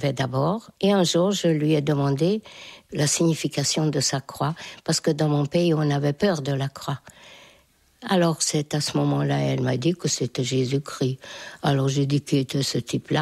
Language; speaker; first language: French; non-native, fluent; Hungarian